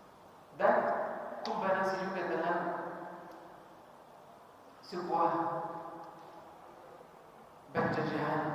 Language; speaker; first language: Indonesian; non-native, fluent; Arabic